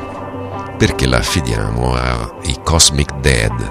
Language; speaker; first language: Italian; native; Italian